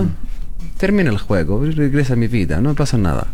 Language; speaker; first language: Spanish; non-native, learner; Arabic